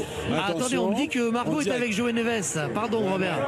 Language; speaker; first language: French; native; French